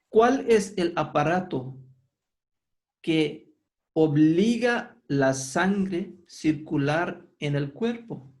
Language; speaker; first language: Spanish; non-native, fluent; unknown